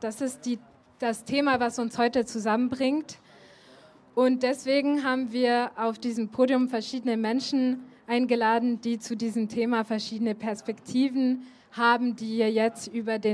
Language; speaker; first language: German; native; German